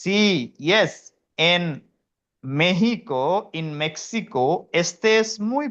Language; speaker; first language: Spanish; non-native, learner; Bangla